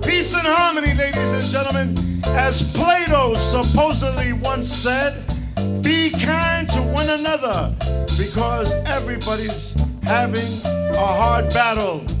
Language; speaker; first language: English; native; English